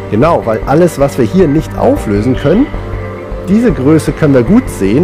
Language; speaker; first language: German; native; German